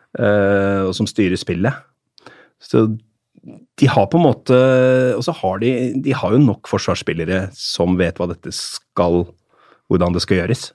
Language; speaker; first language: Norwegian; native; Norwegian